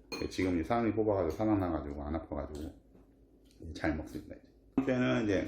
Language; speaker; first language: Korean; native; Korean